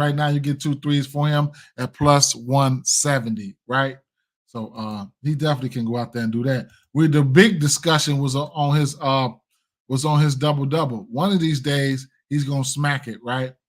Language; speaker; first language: English; native; English